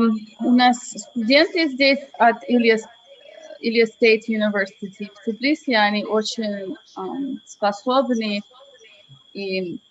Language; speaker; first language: Russian; non-native, fluent; English